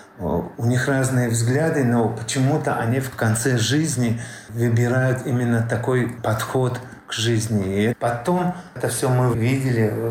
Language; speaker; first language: Russian; non-native, local second language; Tajik